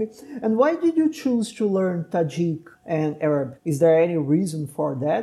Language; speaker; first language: English; non-native, fluent; Portuguese